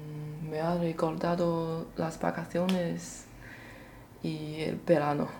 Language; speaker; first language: Spanish; non-native, learner; Chinese